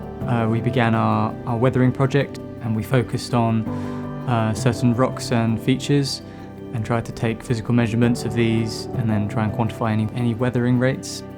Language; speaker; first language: English; native; English